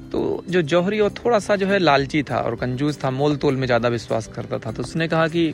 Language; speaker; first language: Hindi; native; Hindi